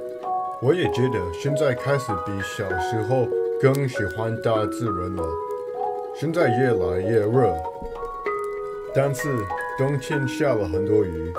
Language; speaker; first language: Chinese; non-native, learner; English